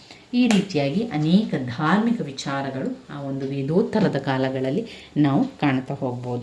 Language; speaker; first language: Kannada; native; Kannada